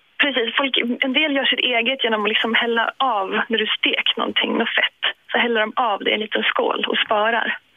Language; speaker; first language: Swedish; native; Swedish